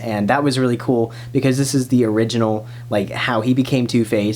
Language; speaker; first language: English; native; English